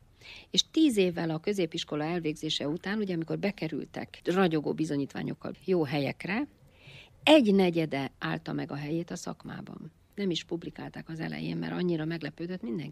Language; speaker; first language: Hungarian; native; Hungarian